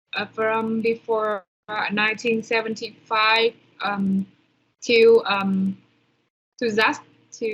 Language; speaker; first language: English; non-native, learner; Vietnamese